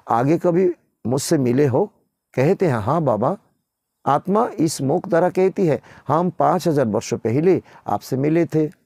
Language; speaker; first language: Hindi; non-native, local second language; Bangla